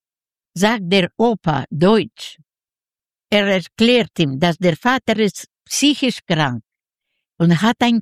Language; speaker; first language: German; non-native, learner; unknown